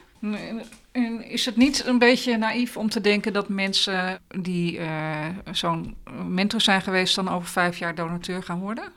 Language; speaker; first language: Dutch; native; Dutch